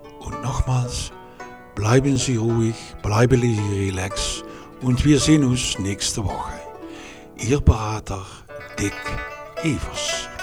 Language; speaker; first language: German; non-native, fluent; Dutch